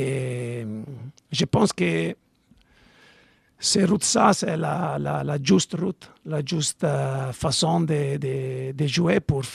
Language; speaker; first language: French; non-native, learner; Italian